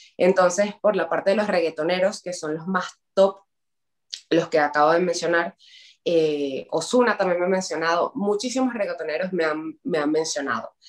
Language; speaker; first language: Spanish; native; Spanish